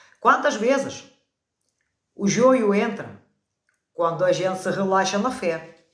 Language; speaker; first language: Portuguese; non-native, fluent; Ukrainian